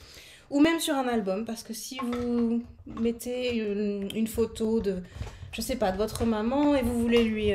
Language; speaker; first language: French; native; French